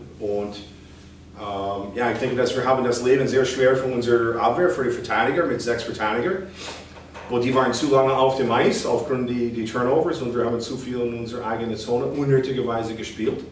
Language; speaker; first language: German; non-native, fluent; English